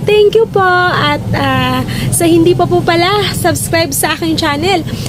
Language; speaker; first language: Filipino; non-native, local second language; Hiligaynon